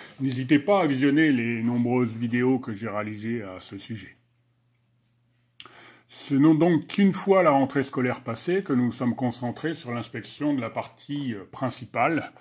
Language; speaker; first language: French; native; French